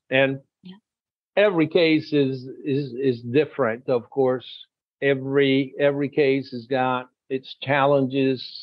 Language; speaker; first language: English; non-native, fluent; Spanish